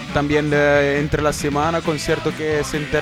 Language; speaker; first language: Spanish; non-native, learner; Italian